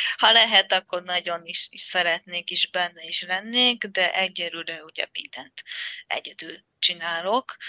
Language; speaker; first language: Hungarian; non-native, fluent; Japanese